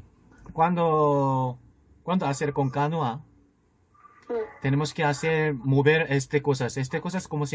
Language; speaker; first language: Spanish; non-native, learner; Korean